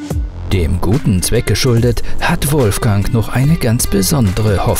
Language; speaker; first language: German; native; German